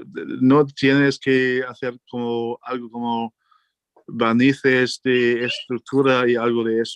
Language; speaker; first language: Spanish; non-native, fluent; German